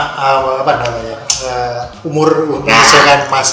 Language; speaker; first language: Indonesian; non-native, local second language; Javanese